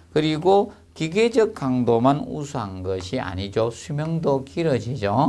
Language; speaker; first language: Korean; native; Korean